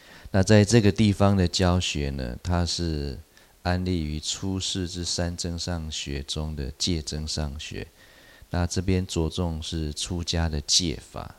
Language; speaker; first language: Chinese; native; Chinese